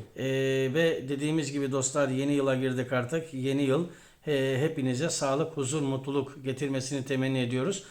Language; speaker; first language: Turkish; native; Turkish